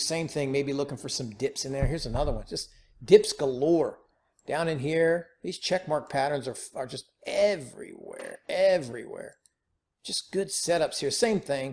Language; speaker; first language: English; native; English